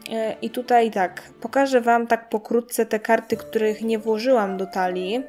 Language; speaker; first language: Polish; native; Polish